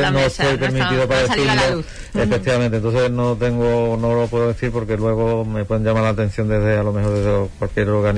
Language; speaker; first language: Spanish; native; Spanish